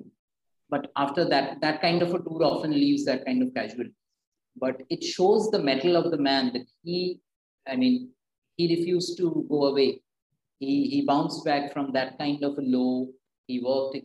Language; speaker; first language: English; non-native, local second language; Bangla